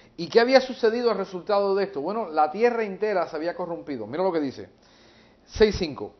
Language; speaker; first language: Spanish; early bilingual, heritage; English